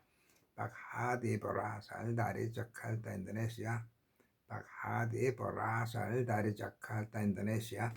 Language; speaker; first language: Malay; non-native, learner; Korean